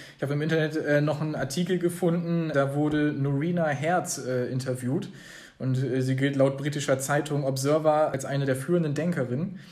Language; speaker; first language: German; native; German